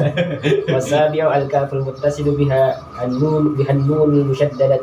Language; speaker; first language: Arabic; non-native, learner; Indonesian